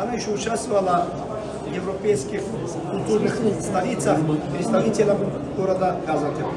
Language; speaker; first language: Russian; non-native, fluent; Turkish